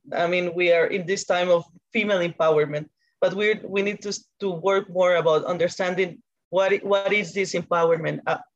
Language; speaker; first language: English; non-native, fluent; Spanish